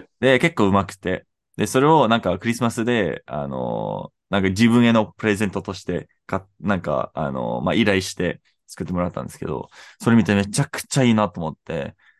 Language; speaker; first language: Japanese; non-native, fluent; English